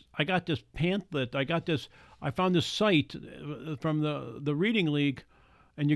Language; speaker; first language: English; native; English